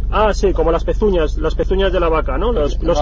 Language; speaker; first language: Spanish; native; Spanish